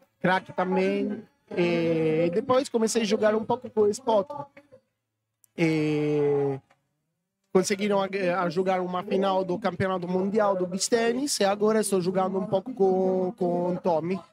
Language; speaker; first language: Portuguese; non-native, learner; Italian